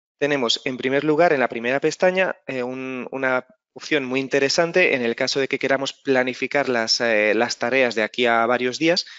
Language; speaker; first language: Spanish; native; Spanish